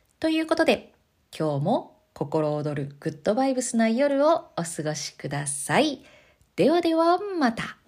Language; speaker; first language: Japanese; native; Japanese